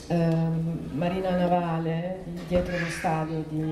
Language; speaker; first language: Italian; non-native, fluent; Croatian